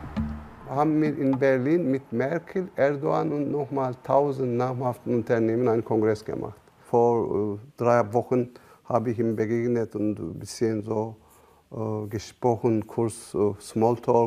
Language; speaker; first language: German; non-native, fluent; Turkish